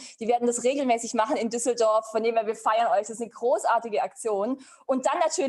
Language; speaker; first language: German; native; German